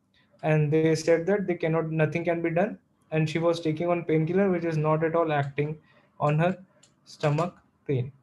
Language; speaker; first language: English; non-native, local second language; Hindi